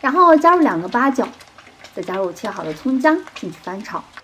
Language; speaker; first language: Chinese; native; Chinese